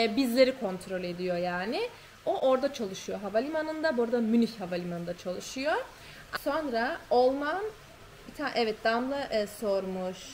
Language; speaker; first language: Turkish; early bilingual, heritage; Turkish